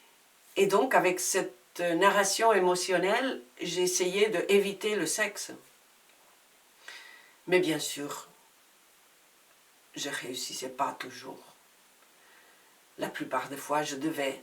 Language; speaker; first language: French; non-native, fluent; Spanish